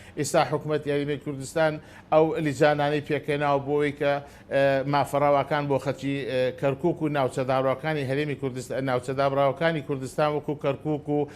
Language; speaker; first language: Central Kurdish; non-native, local second language; Azerbaijani